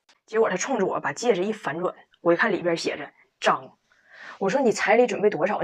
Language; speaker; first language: Chinese; native; Chinese